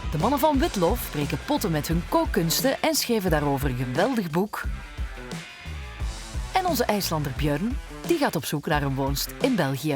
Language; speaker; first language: Dutch; native; Dutch